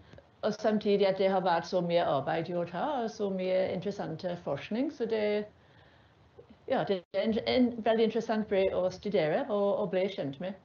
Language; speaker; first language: Norwegian; non-native, fluent; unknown